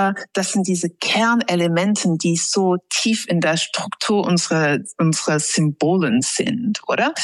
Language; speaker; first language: German; non-native, fluent; English